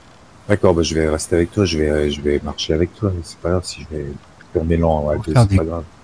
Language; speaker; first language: French; native; French